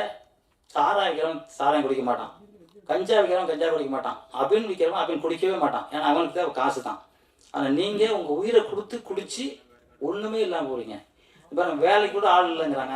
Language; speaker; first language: Tamil; native; Tamil